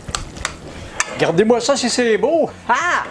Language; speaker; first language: French; native; French